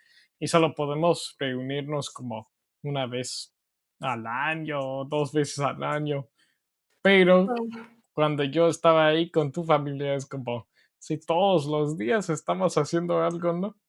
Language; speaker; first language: Spanish; non-native, learner; English